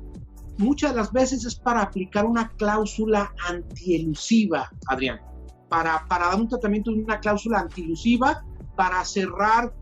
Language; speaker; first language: Spanish; native; Spanish